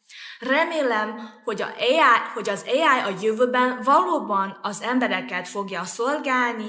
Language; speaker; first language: Hungarian; non-native, fluent; Chinese